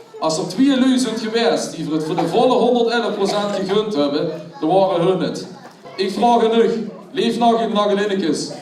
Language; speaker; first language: Dutch; non-native, local second language; Limburgish